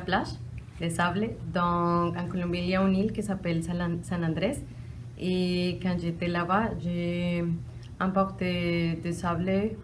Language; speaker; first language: French; non-native, learner; Spanish